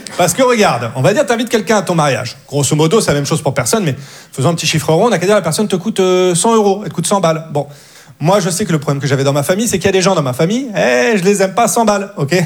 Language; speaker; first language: French; native; French